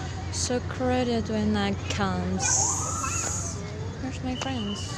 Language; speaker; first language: English; non-native, learner; Indonesian